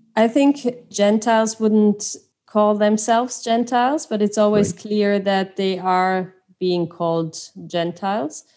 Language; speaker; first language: English; non-native, fluent; Swiss German